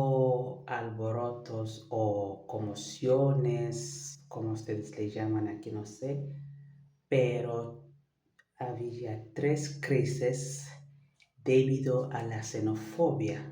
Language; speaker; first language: Spanish; non-native, fluent; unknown